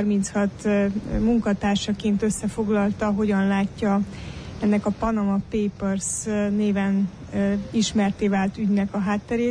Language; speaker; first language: Hungarian; native; Hungarian